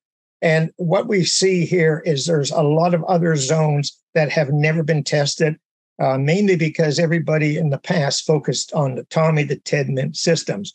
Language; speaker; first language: English; native; English